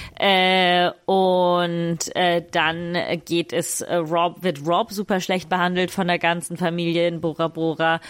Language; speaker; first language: German; native; German